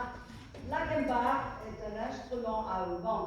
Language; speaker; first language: French; non-native, fluent; Vietnamese